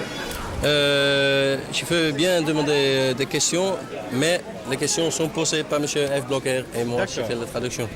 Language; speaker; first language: French; non-native, learner; Dutch